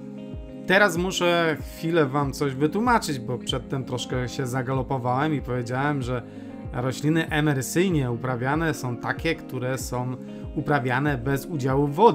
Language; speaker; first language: Polish; native; Polish